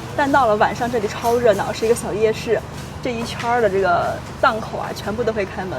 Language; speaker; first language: Chinese; native; Chinese